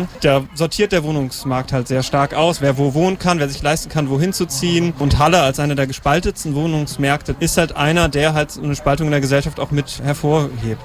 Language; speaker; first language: German; native; German